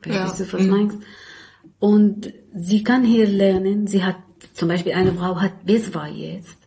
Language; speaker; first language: German; non-native, learner; Arabic